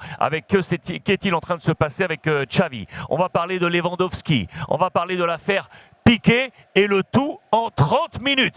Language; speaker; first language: French; native; French